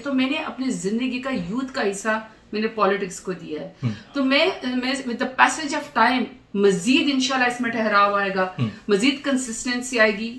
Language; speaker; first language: Urdu; non-native, local second language; Pashto